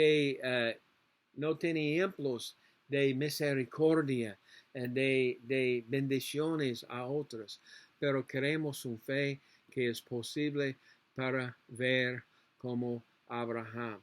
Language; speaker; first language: Spanish; non-native, learner; English